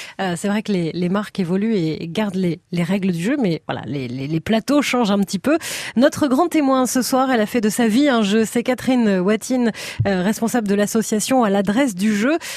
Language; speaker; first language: French; native; French